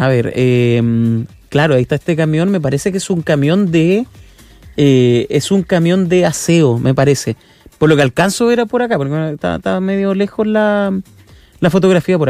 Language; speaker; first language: Spanish; native; Spanish